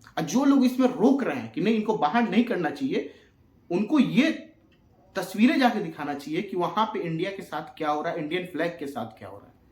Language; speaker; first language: Hindi; native; Hindi